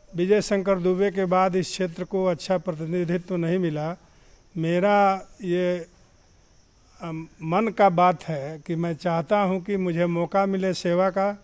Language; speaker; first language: Hindi; non-native, local second language; Bhojpuri